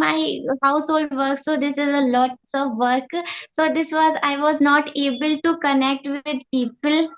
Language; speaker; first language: English; non-native, learner; Hindi